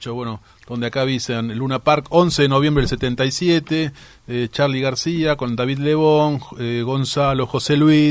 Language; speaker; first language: Spanish; native; Spanish